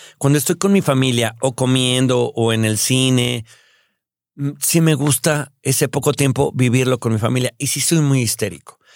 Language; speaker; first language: Spanish; native; Spanish